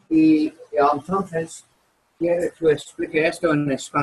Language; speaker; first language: Spanish; non-native, learner; English